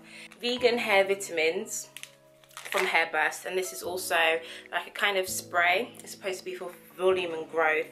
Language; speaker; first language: English; native; English